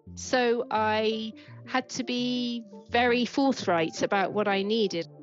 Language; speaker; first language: English; native; English